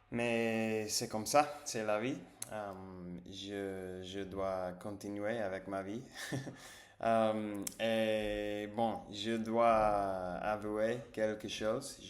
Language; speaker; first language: French; non-native, learner; English